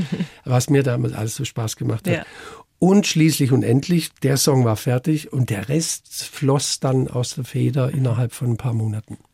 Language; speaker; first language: German; native; German